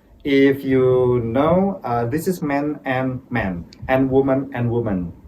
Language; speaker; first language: English; non-native, fluent; Indonesian